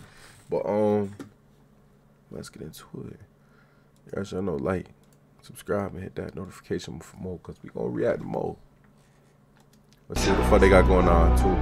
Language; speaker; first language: English; native; English